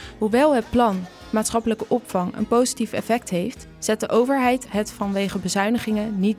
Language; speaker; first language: Dutch; native; Dutch